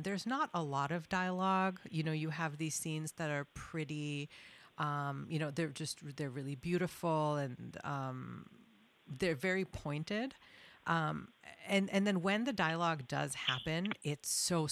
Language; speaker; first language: English; non-native, local second language; Bangla